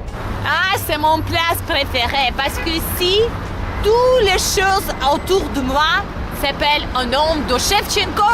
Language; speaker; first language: French; non-native, learner; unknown